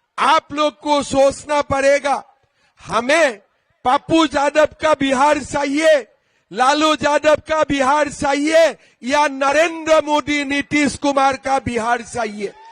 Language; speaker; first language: Hindi; non-native, local second language; Assamese